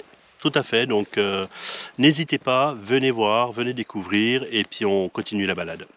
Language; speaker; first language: French; native; French